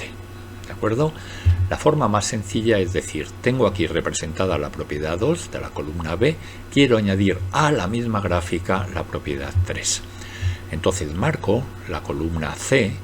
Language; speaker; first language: Spanish; native; Spanish